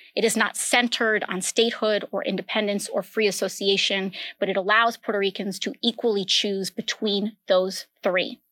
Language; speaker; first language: English; early bilingual, other home language; Spanish